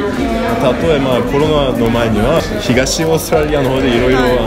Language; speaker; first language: Japanese; non-native, fluent; English